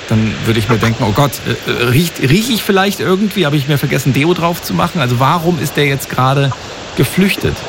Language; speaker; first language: German; native; German